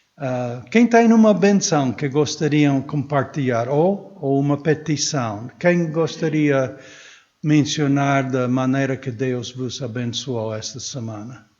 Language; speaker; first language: Portuguese; non-native, fluent; English